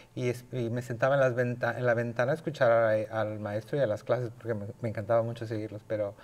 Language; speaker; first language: Spanish; native; Spanish